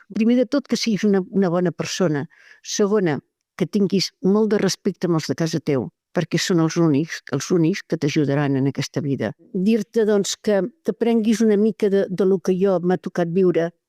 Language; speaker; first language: Catalan; native; Catalan